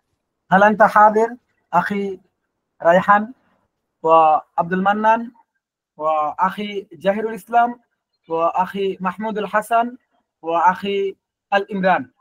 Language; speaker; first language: Arabic; non-native, learner; Bangla